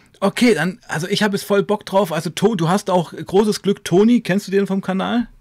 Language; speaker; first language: German; native; German